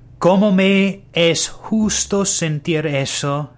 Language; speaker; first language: Spanish; non-native, learner; English